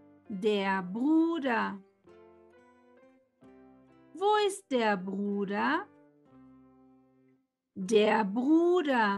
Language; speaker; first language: German; non-native, fluent; Spanish